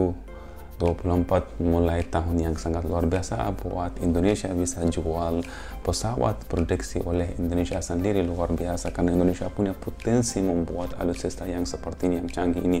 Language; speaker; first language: Indonesian; non-native, fluent; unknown